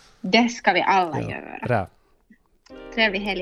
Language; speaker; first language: Swedish; non-native, local second language; Finnish